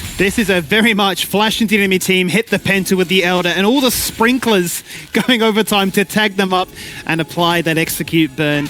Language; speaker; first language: English; native; English